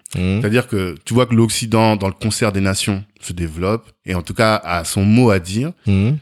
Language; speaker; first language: French; native; French